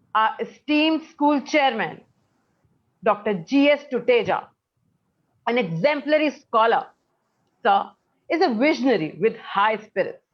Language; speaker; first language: English; non-native, local second language; Hindi